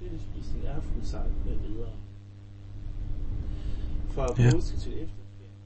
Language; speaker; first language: Danish; native; Danish